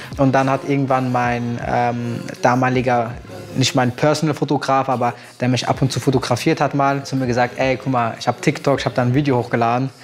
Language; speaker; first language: German; native; German